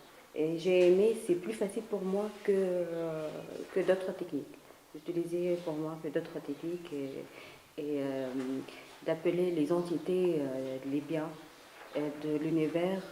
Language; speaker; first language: French; non-native, learner; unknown